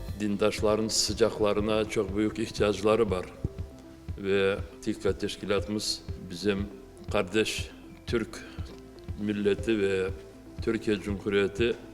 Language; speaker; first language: Turkish; non-native, learner; Crimean Tatar